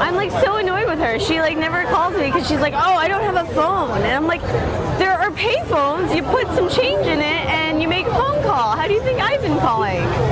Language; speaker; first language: English; early bilingual, other home language; Chinese